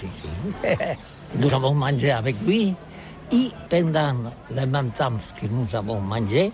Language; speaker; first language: French; non-native, learner; Catalan